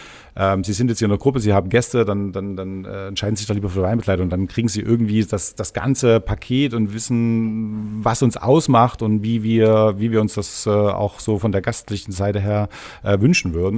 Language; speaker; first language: German; native; German